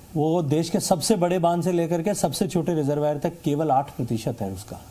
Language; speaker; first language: Hindi; native; Hindi